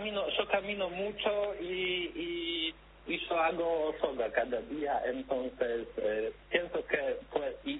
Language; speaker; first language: Spanish; non-native, fluent; Polish